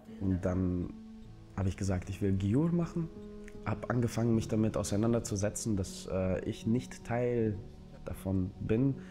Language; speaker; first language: German; early bilingual, other home language; Russian